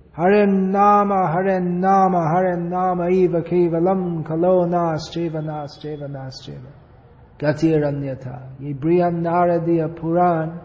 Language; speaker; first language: Hindi; non-native, fluent; English